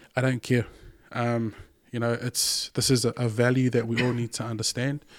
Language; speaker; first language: English; non-native, local second language; Samoan